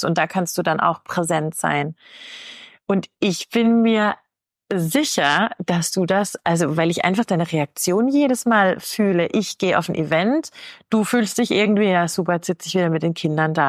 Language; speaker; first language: German; native; German